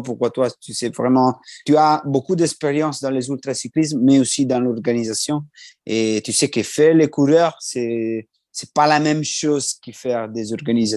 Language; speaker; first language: French; non-native, learner; Italian